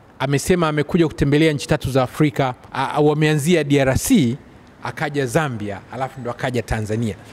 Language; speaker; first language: Swahili; native; Swahili